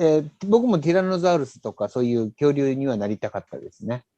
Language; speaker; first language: Japanese; native; Japanese